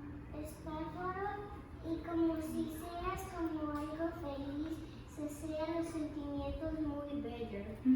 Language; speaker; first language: Spanish; early bilingual, heritage; Spanish